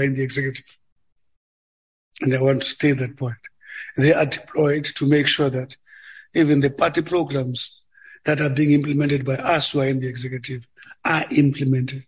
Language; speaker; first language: English; non-native, local second language; Xhosa